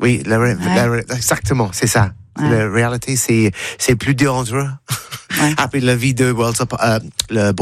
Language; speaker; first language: French; non-native, learner; English